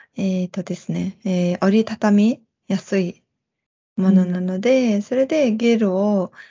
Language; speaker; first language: Japanese; non-native, fluent; Mongolian